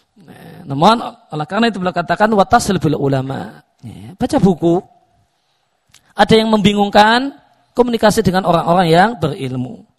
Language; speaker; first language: Indonesian; native; Indonesian